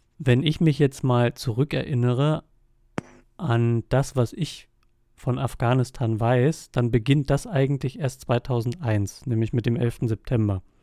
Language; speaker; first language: German; native; German